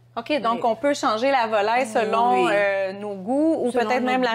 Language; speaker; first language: French; native; French